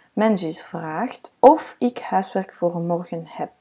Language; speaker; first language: Dutch; non-native, local second language; French